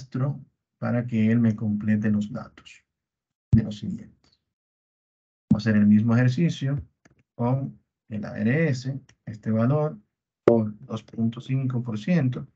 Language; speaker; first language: Spanish; native; Spanish